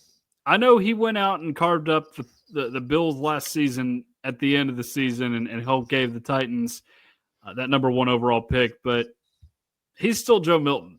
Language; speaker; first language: English; native; English